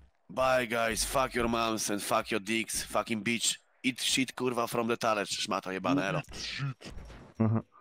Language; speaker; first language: English; non-native, learner; Polish